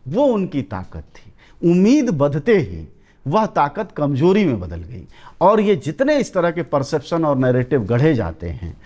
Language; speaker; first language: Hindi; native; Hindi